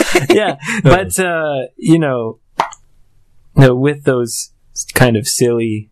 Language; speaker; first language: English; native; English